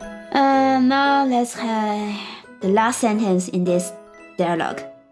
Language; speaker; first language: English; non-native, fluent; Chinese